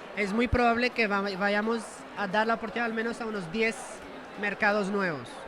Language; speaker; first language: Spanish; non-native, fluent; French